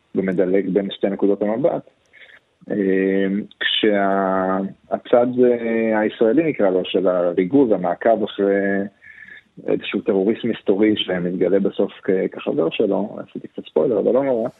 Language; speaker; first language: Hebrew; non-native, local second language; Arabic